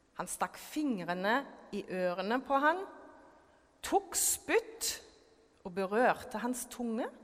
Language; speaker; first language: Norwegian; non-native, fluent; German